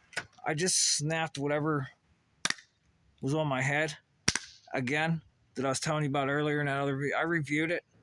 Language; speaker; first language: English; native; English